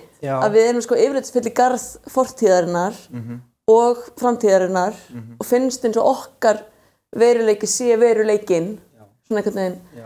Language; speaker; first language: Icelandic; native; Icelandic